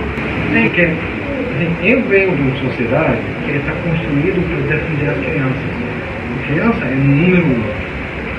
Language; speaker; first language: Portuguese; non-native, fluent; Danish